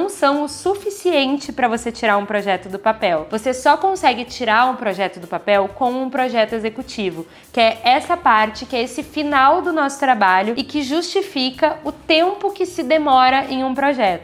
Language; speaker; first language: Portuguese; native; Portuguese